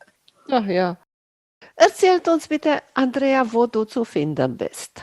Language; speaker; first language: German; non-native, fluent; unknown